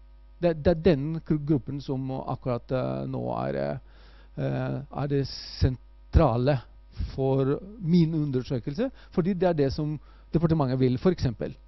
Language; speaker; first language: Norwegian; non-native, fluent; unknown